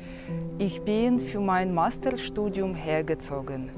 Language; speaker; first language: German; non-native, fluent; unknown